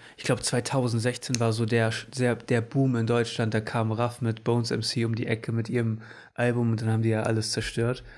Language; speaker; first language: German; early bilingual, other home language; Portuguese